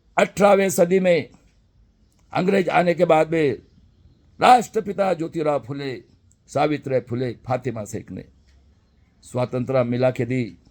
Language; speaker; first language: Hindi; non-native, local second language; Marathi